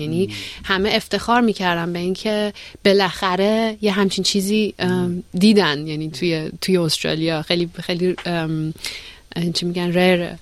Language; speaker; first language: Persian; native; Persian